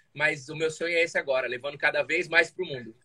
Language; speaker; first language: Portuguese; native; Portuguese